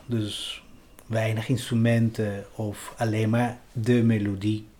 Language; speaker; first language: Dutch; non-native, fluent; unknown